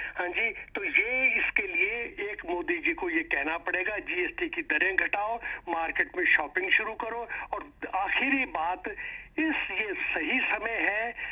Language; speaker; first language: Hindi; native; Hindi